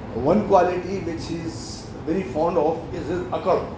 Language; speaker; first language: English; non-native, local second language; Urdu